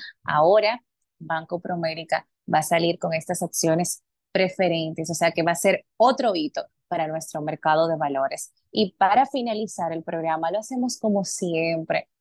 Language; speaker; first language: Spanish; native; Spanish